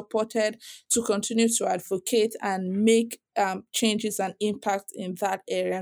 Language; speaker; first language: English; non-native, local second language; Yoruba